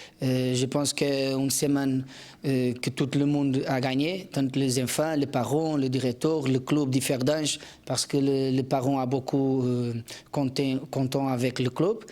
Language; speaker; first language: French; non-native, learner; Portuguese